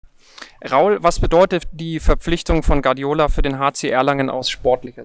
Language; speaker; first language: German; native; German